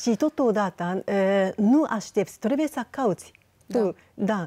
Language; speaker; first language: Romanian; non-native, fluent; Japanese